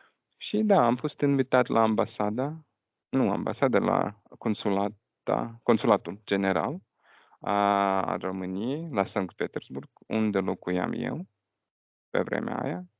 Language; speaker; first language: Romanian; non-native, fluent; Russian